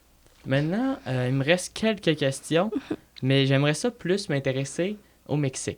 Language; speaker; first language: French; native; French